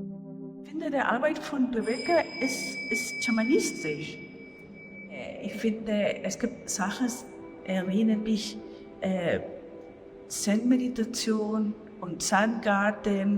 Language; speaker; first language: German; non-native, learner; Spanish